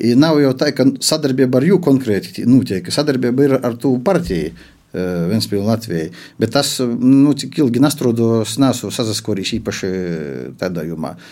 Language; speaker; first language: Latvian; non-native, local second language; Russian